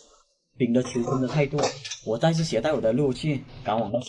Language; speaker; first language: Chinese; native; Chinese